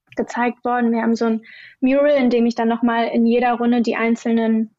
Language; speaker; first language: German; native; German